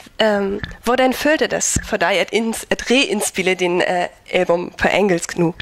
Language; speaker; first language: Danish; non-native, learner; German